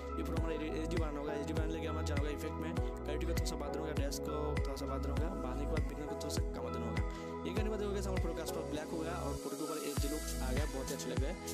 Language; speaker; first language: Hindi; non-native, local second language; Bangla